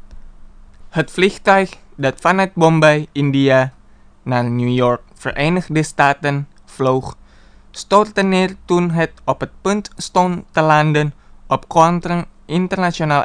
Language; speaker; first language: Dutch; non-native, fluent; Indonesian